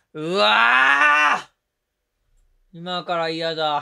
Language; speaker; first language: Japanese; native; Japanese